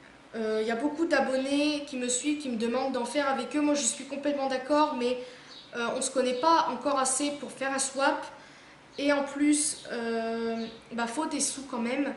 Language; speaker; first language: French; native; French